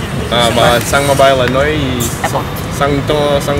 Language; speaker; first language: Vietnamese; early bilingual, heritage; English